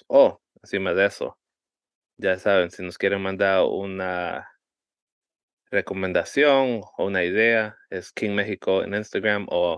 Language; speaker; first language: Spanish; early bilingual, heritage; Spanish